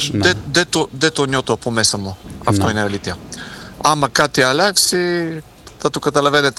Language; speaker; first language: Greek; non-native, fluent; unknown